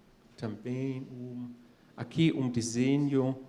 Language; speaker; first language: Portuguese; non-native, fluent; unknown